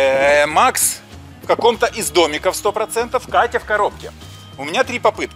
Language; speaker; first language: Russian; native; Russian